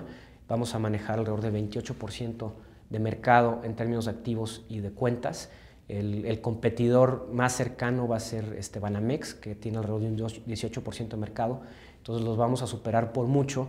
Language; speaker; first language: Spanish; native; Spanish